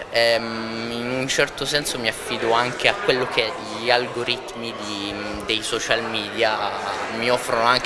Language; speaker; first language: Italian; native; Italian